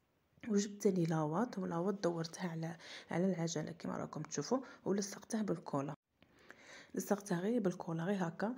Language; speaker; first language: Arabic; native; Arabic